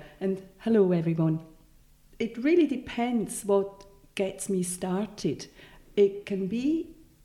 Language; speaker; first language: English; non-native, fluent; Swiss German